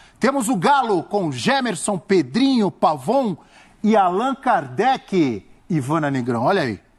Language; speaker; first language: Portuguese; native; Portuguese